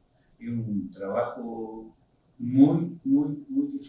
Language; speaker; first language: Spanish; non-native, local second language; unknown